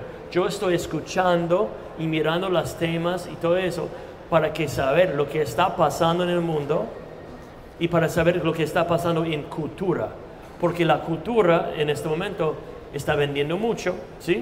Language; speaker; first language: Spanish; non-native, fluent; English